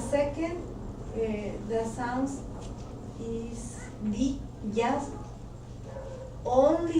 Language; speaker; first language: English; non-native, learner; Spanish